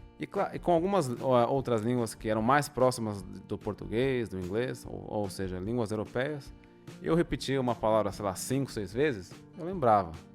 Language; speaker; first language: Portuguese; native; Portuguese